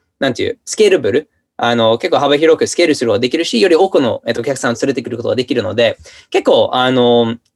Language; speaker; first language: Japanese; non-native, fluent; English